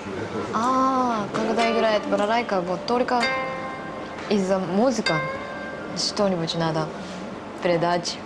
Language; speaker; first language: Russian; non-native, learner; Japanese